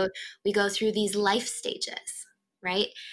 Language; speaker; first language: English; native; English